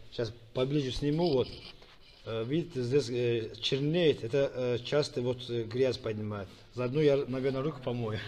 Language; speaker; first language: Russian; non-native, fluent; Azerbaijani